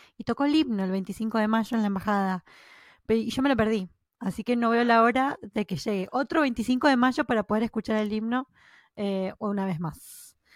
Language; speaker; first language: Spanish; native; Spanish